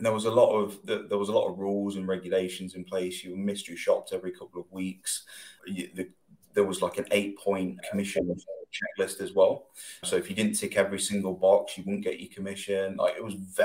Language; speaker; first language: English; native; English